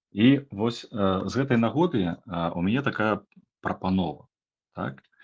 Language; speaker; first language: Belarusian; non-native, local second language; Russian